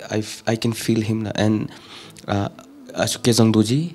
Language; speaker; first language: English; non-native, fluent; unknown